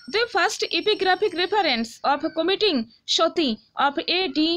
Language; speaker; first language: English; non-native, local second language; Bangla